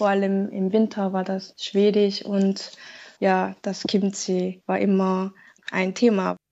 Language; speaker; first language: German; non-native, fluent; Korean